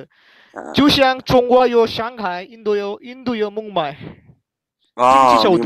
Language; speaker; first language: Chinese; non-native, learner; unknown